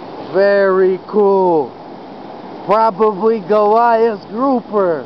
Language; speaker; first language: English; non-native, learner; Russian